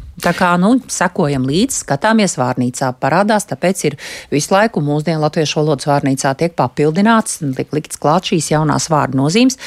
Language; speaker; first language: Latvian; native; Latvian